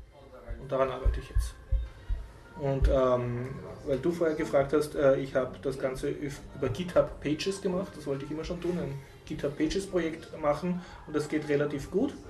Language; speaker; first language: German; native; German